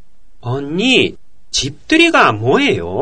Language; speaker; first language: Korean; non-native, fluent; Japanese